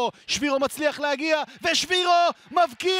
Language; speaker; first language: Hebrew; native; Hebrew